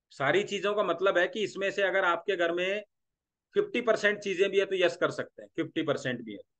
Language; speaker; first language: Hindi; non-native, local second language; Marathi